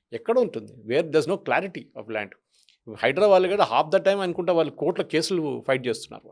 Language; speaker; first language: Telugu; non-native, fluent; Malayalam